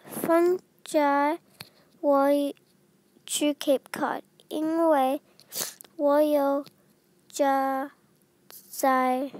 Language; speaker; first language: Chinese; non-native, learner; English